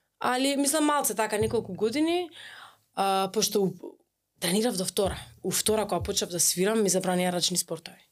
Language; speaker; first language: Macedonian; native; Macedonian